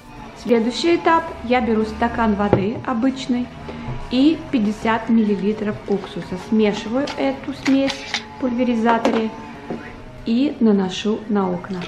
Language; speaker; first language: Russian; native; Russian